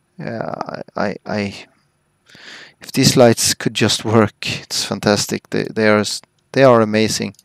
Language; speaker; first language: English; non-native, fluent; Swedish